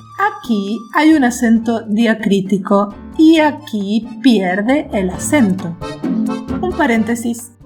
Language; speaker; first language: Spanish; native; Spanish